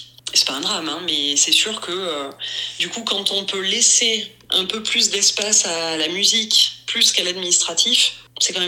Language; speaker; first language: French; native; French